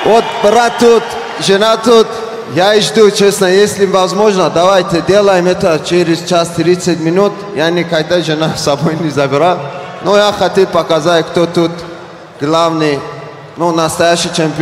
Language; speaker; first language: Russian; non-native, learner; Persian